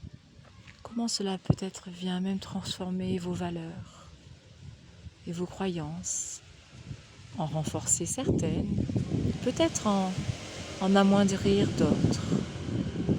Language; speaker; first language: French; native; French